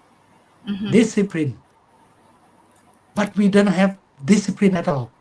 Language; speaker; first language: English; non-native, fluent; Thai